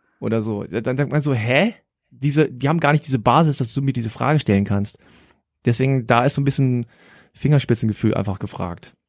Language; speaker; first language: German; early bilingual, other home language; Korean